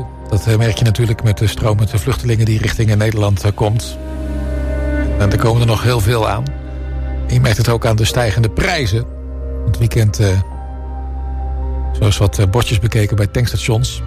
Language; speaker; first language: Dutch; native; Dutch